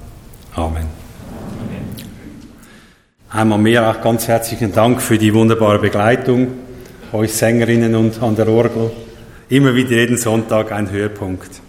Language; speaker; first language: German; native; German